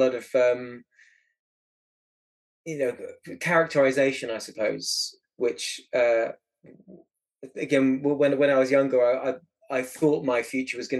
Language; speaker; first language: English; native; English